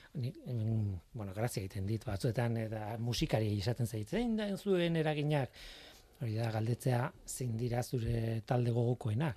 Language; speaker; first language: Basque; non-native, local second language; Spanish